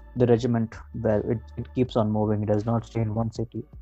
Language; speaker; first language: English; non-native, local second language; Hindi